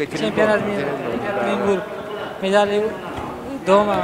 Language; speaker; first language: Russian; non-native, learner; Uzbek